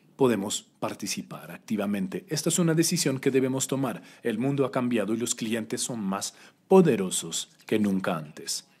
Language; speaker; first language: Spanish; non-native, fluent; English